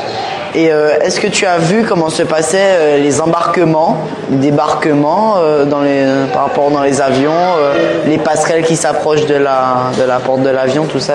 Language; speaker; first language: French; native; French